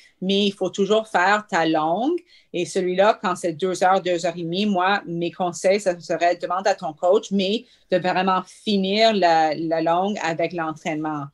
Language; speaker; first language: French; native; French